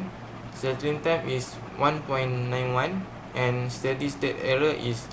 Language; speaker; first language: English; non-native, learner; Malay